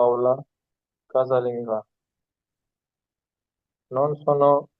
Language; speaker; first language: Italian; non-native, learner; Hindi